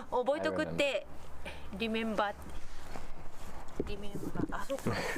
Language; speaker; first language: Japanese; non-native, learner; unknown